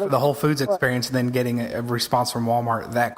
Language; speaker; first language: English; native; English